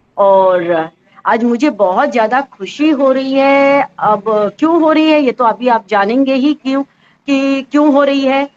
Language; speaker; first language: Hindi; native; Hindi